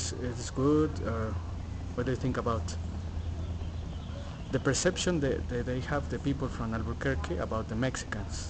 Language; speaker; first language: English; non-native, learner; Spanish